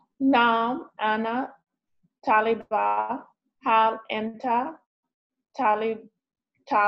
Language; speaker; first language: Arabic; non-native, learner; English